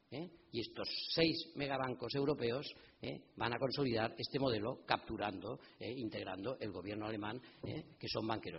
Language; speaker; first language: Spanish; native; Spanish